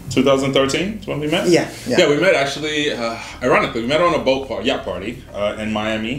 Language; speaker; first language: English; native; English